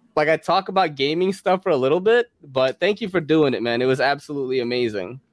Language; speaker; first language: English; early bilingual, other home language; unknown